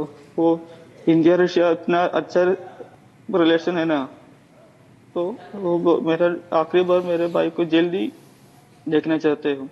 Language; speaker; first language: Hindi; non-native, local second language; Malayalam